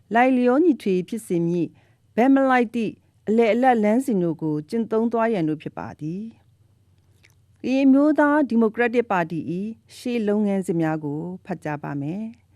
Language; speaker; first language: Burmese; non-native, local second language; S'gaw Karen